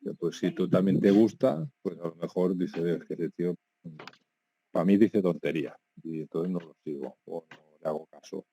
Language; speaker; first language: Spanish; non-native, local second language; Catalan